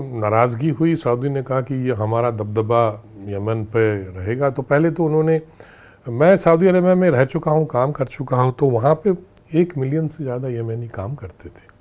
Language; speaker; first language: Hindi; native; Hindi